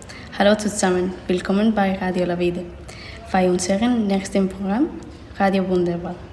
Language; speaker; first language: German; non-native, learner; Spanish